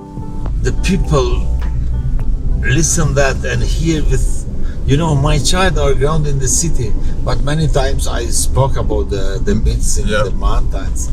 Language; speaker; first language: English; non-native, learner; Albanian